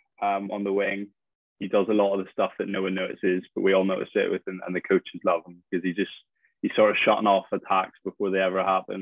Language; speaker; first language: English; native; English